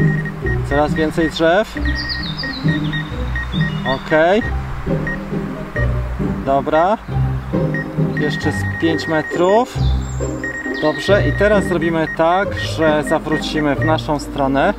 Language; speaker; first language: Polish; native; Polish